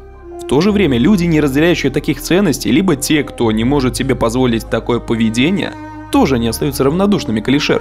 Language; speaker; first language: Russian; native; Russian